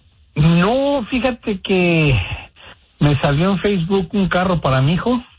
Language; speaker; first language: Spanish; native; Spanish